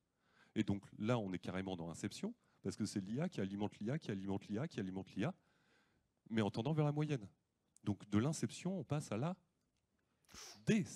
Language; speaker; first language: French; native; French